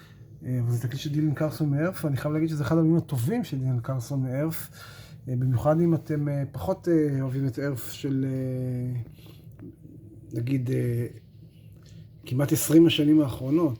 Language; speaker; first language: Hebrew; native; Hebrew